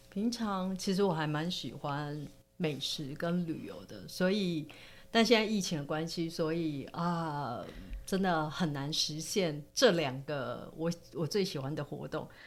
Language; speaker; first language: Chinese; native; Chinese